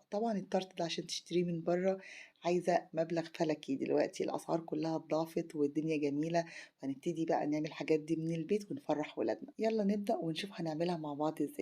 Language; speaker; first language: Arabic; native; Arabic